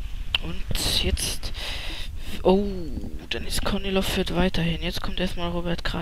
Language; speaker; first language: German; native; German